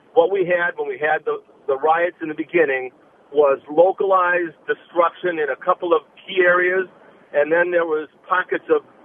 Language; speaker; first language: English; native; English